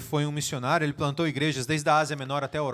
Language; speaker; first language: Portuguese; native; Portuguese